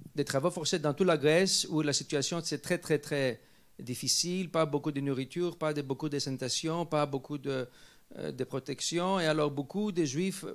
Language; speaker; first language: French; non-native, fluent; Greek